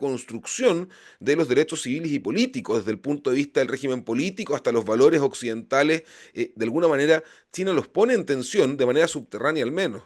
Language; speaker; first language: Spanish; native; Spanish